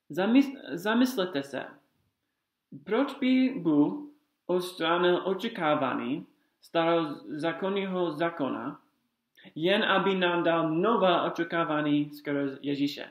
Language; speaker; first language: Czech; non-native, fluent; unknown